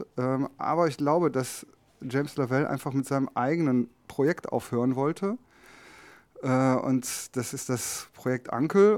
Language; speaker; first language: German; native; German